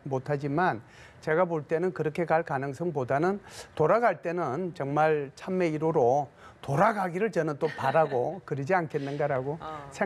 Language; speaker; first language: Korean; native; Korean